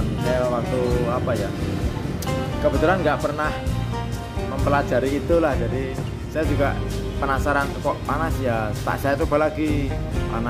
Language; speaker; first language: Indonesian; non-native, local second language; Javanese